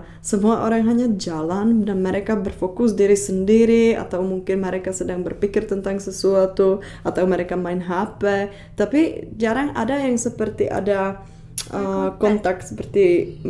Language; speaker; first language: Indonesian; non-native, fluent; Czech